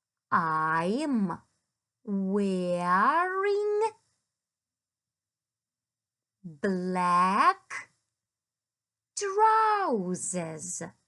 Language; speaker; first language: English; non-native, fluent; Ukrainian